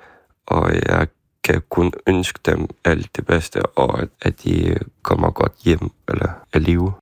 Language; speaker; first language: Danish; non-native, fluent; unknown